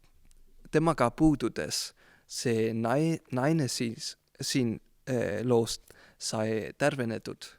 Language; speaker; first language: Estonian; non-native, fluent; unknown